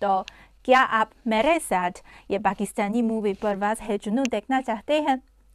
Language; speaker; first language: Hindi; non-native, fluent; Chinese